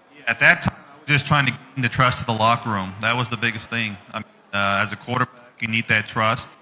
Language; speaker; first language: English; native; English